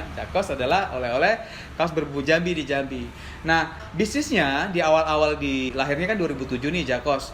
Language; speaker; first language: Indonesian; native; Indonesian